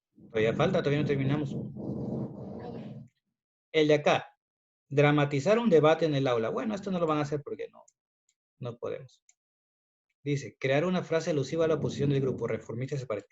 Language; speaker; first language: Spanish; native; Spanish